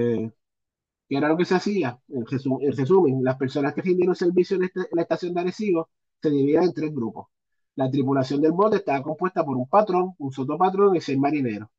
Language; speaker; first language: Spanish; native; Spanish